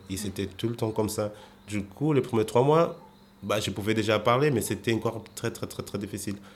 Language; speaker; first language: French; non-native, fluent; Portuguese